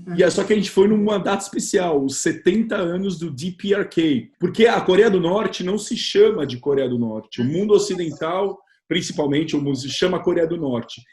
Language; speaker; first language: Portuguese; native; Portuguese